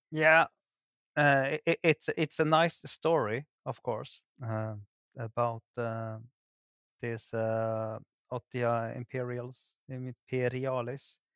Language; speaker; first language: English; non-native, fluent; Swedish